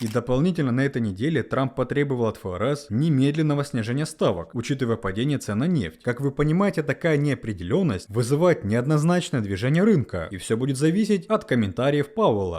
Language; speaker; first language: Russian; native; Russian